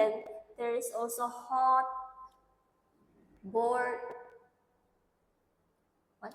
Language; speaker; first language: English; non-native, learner; Indonesian